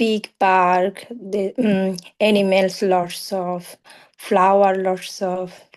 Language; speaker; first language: English; non-native, learner; Bangla